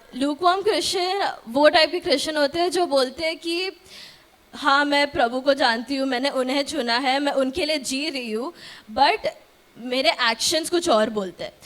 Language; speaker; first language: Hindi; non-native, local second language; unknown